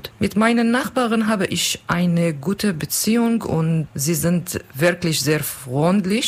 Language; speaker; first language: German; non-native, learner; Kurdish